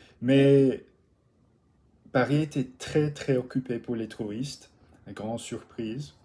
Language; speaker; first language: French; non-native, learner; English